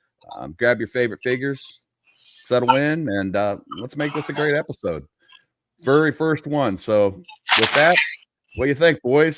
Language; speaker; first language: English; native; English